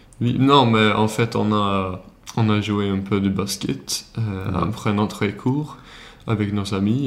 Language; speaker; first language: French; non-native, learner; Swedish